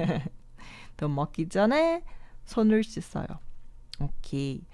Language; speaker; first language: Korean; non-native, fluent; Portuguese